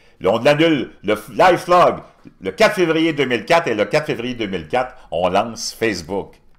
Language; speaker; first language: French; native; French